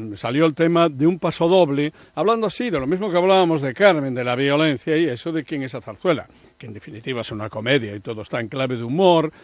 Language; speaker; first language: Spanish; native; Spanish